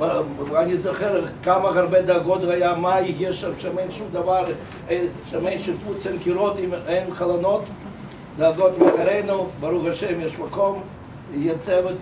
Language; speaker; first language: Hebrew; non-native, fluent; Russian